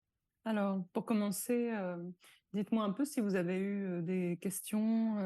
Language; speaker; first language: French; native; French